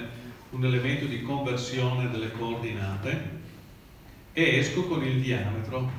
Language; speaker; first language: Italian; native; Italian